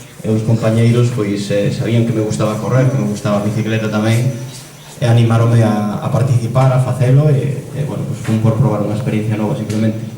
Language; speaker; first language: Galician; native; Galician